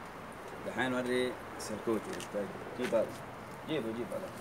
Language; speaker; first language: Arabic; non-native, learner; Urdu